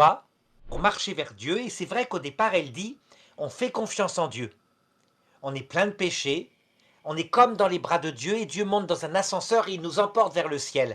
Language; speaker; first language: French; native; French